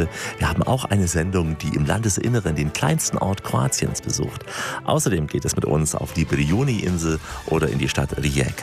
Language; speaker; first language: German; native; German